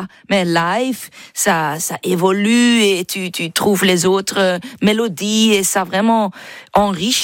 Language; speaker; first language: French; non-native, fluent; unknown